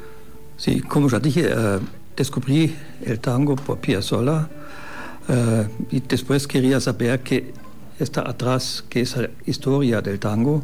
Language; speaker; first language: Spanish; non-native, fluent; German